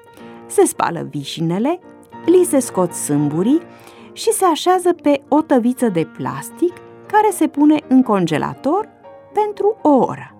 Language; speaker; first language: Romanian; native; Romanian